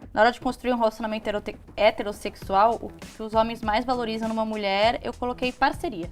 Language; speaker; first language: Portuguese; native; Portuguese